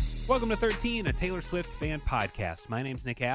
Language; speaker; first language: English; native; English